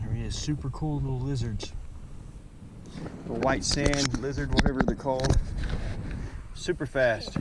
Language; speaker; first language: English; native; English